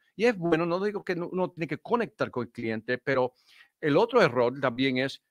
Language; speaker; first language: Spanish; early bilingual, heritage; Spanish